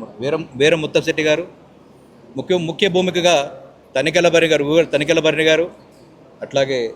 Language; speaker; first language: Telugu; native; Telugu